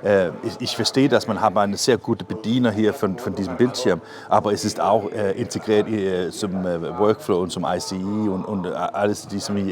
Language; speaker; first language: German; non-native, fluent; Danish